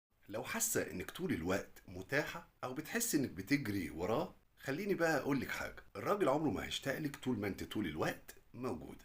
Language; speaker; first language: Arabic; native; Arabic